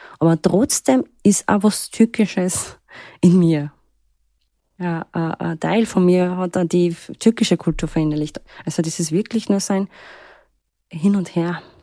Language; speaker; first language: German; early bilingual, other home language; Turkish